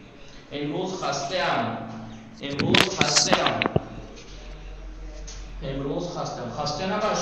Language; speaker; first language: Persian; non-native, fluent; Urdu